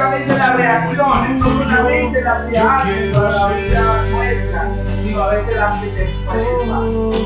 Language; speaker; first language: Spanish; native; Spanish